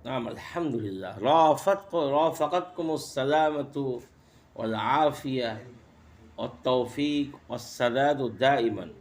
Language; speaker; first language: Arabic; non-native, fluent; Bangla